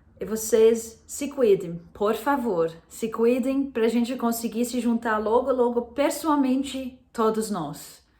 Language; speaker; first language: Portuguese; non-native, fluent; Arabic